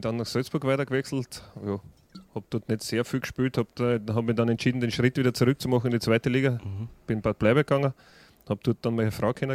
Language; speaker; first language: German; native; German